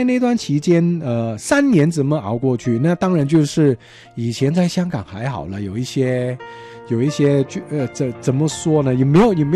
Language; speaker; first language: Chinese; non-native, local second language; Cantonese